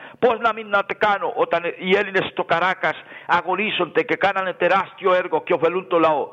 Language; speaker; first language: Greek; non-native, fluent; Spanish